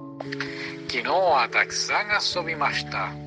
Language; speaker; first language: Japanese; non-native, learner; English